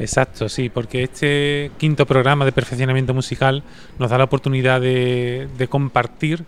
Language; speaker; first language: Spanish; native; Spanish